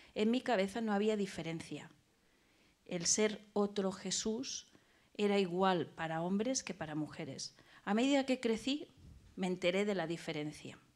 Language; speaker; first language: Spanish; native; Spanish